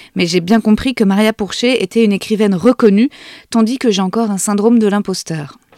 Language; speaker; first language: French; native; French